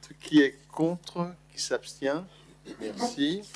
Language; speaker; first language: French; native; French